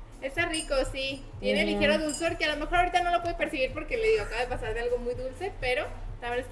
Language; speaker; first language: Spanish; native; Spanish